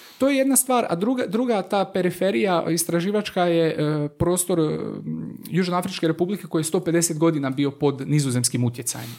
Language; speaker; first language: Croatian; native; Croatian